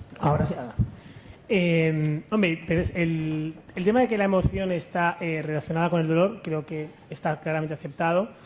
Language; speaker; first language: Spanish; native; Spanish